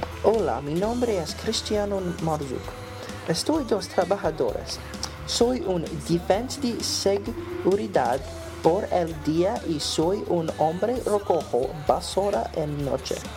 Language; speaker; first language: Spanish; non-native, learner; English